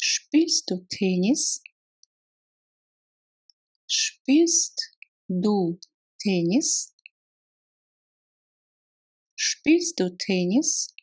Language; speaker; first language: German; non-native, fluent; Russian